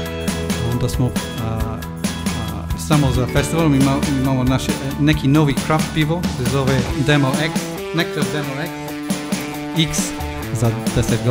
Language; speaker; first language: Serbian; non-native, learner; English